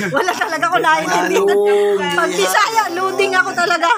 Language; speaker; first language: Filipino; native; Filipino